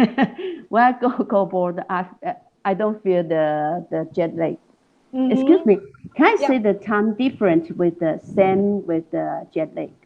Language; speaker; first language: English; non-native, learner; Chinese